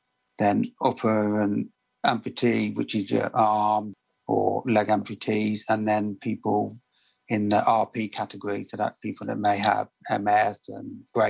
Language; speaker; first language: English; native; English